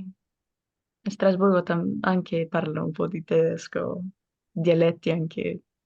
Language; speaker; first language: Italian; non-native, fluent; Macedonian